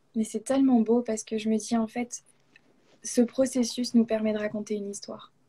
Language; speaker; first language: French; native; French